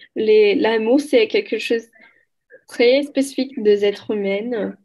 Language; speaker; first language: French; non-native, learner; Portuguese